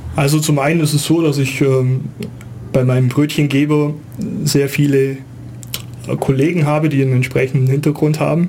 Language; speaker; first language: German; native; German